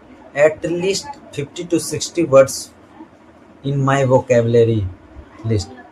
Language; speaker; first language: English; non-native, learner; Hindi